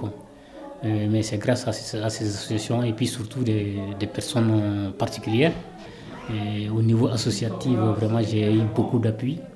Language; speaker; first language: French; non-native, local second language; Bambara